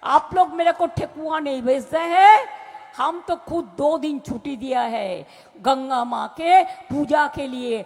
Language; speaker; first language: Hindi; non-native, local second language; Bangla